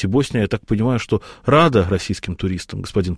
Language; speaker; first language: Russian; native; Russian